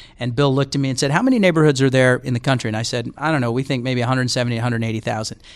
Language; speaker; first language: English; native; English